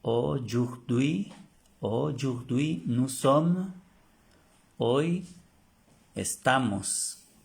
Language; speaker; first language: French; non-native, fluent; Spanish